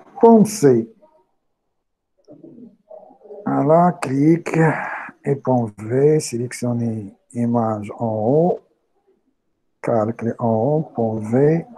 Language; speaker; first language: French; non-native, local second language; Arabic